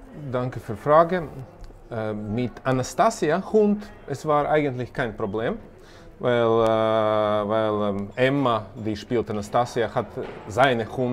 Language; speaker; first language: German; non-native, learner; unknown